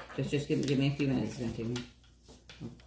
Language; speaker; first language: English; native; English